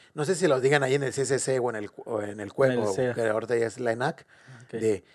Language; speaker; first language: Spanish; native; Spanish